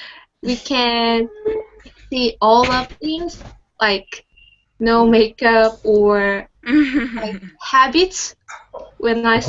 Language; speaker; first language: English; non-native, learner; Korean